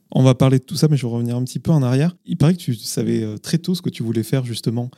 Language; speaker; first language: French; native; French